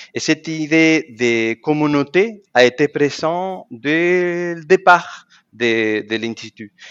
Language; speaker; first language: French; non-native, fluent; Spanish